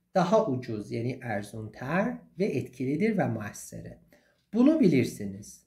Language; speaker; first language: Turkish; non-native, fluent; Persian